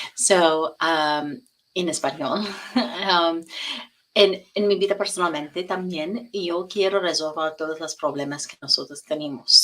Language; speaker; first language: Spanish; non-native, learner; English